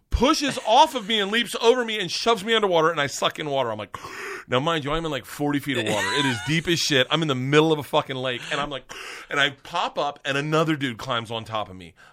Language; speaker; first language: English; native; English